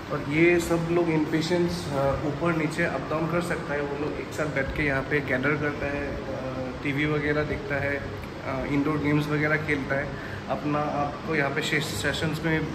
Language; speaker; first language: Hindi; non-native, local second language; Assamese